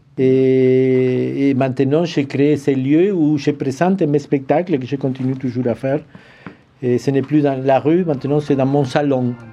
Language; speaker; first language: French; non-native, fluent; Spanish